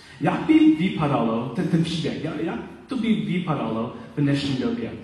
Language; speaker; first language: Czech; non-native, learner; Polish